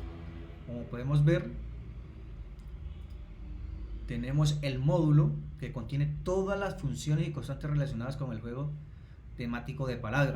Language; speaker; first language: Spanish; native; Spanish